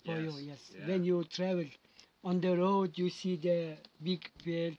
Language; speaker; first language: English; non-native, learner; Mongolian